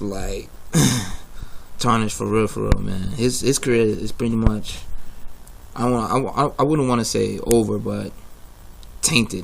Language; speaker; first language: English; native; English